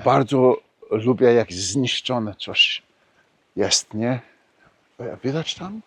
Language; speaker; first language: Polish; early bilingual, heritage; Polish